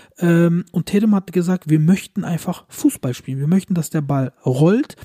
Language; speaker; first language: German; early bilingual, other home language; Turkish